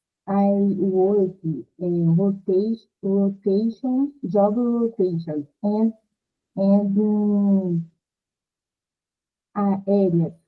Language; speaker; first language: English; non-native, learner; Portuguese